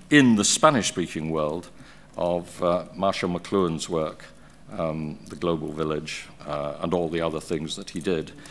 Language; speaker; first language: English; native; English